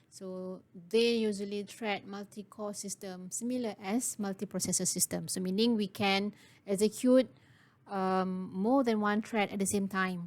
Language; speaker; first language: English; non-native, local second language; Malay